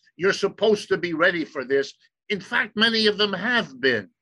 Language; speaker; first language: English; early bilingual, other home language; German